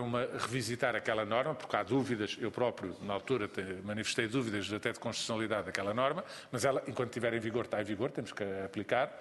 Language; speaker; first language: Portuguese; native; Portuguese